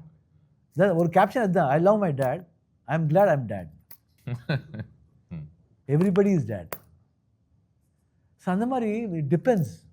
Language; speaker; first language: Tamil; non-native, local second language; Kannada